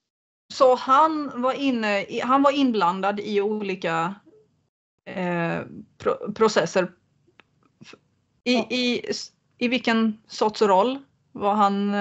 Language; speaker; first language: Swedish; native; Swedish